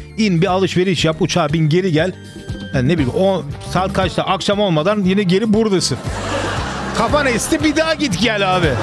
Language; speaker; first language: Turkish; early bilingual, heritage; Turkish